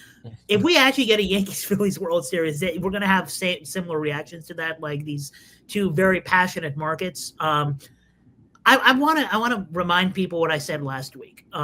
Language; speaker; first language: English; native; English